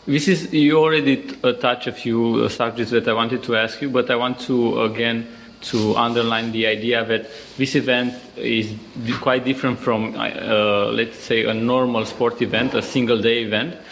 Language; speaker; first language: English; non-native, fluent; Romanian